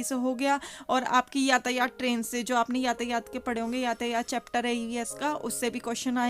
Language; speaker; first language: Hindi; native; Hindi